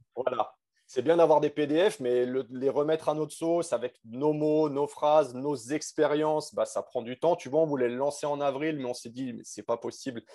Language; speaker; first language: French; native; French